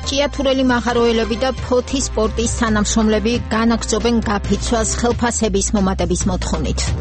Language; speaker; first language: Georgian; native; Georgian